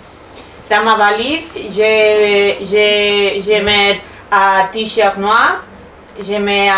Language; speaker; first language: French; non-native, learner; Spanish